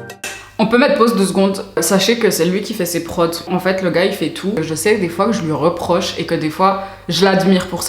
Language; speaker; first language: French; native; French